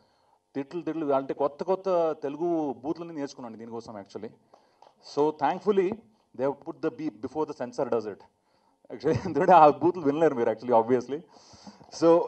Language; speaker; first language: Telugu; non-native, fluent; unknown